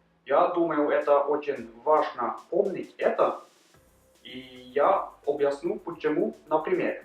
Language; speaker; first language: Russian; non-native, learner; Norwegian